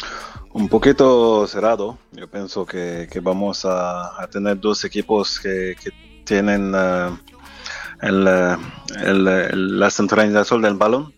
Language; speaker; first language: Spanish; non-native, fluent; French